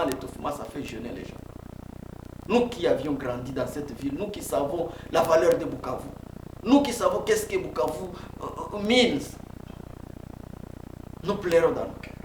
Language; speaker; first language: French; non-native, local second language; Swahili